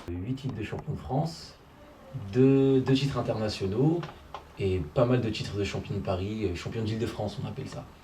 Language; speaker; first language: French; early bilingual, other home language; Arabic